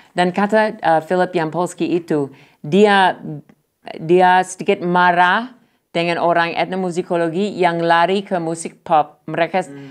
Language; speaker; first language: Indonesian; non-native, learner; English